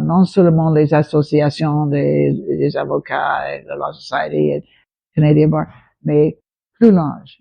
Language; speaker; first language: French; non-native, local second language; English